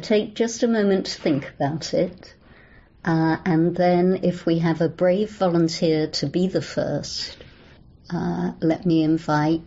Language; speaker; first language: English; native; English